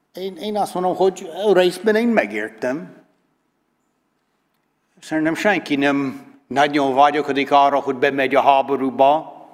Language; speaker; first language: Hungarian; non-native, learner; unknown